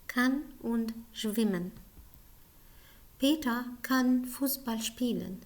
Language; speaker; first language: German; non-native, learner; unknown